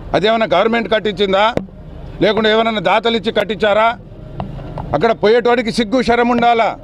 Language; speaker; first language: Telugu; native; Telugu